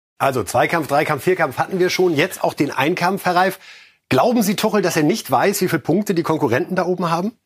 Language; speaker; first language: German; native; German